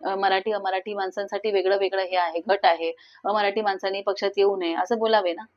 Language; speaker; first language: Marathi; non-native, local second language; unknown